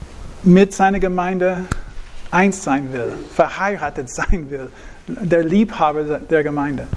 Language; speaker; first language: German; non-native, fluent; English